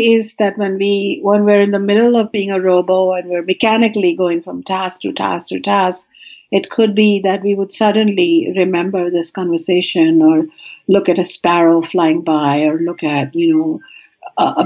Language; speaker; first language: English; non-native, local second language; Hindi